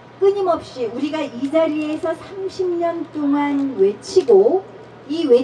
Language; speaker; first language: Korean; native; Korean